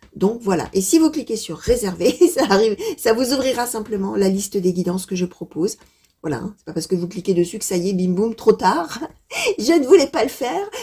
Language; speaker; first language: French; native; French